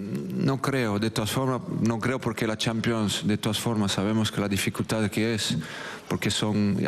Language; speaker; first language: Spanish; non-native, local second language; French